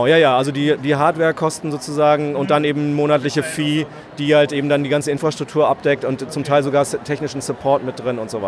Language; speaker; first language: German; native; German